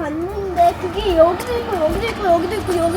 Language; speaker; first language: Korean; early bilingual, other home language; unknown